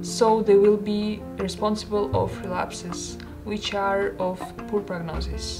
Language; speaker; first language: English; non-native, fluent; Russian